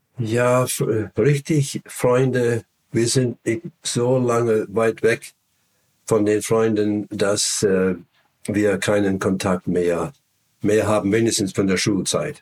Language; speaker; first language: German; non-native, fluent; English